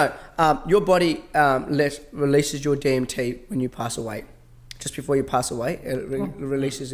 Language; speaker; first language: English; native; English